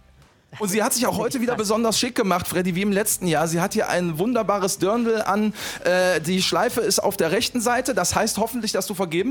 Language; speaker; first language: German; native; German